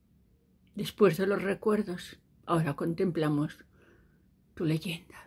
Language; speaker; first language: Spanish; native; Spanish